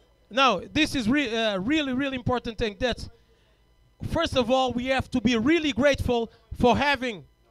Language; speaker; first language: English; non-native, fluent; Portuguese